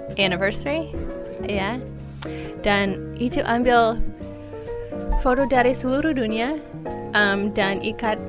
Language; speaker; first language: Indonesian; non-native, fluent; English